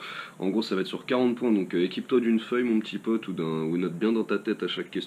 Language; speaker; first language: French; native; French